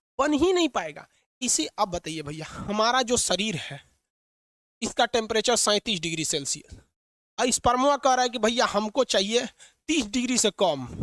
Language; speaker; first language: Hindi; native; Hindi